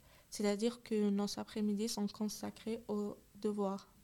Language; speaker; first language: French; early bilingual, other home language; Arabic